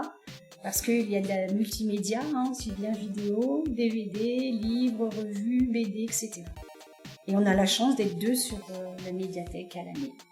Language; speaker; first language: French; native; French